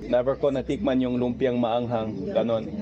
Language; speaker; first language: Filipino; non-native, fluent; English